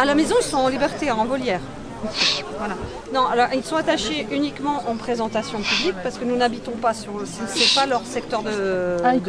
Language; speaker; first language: French; native; French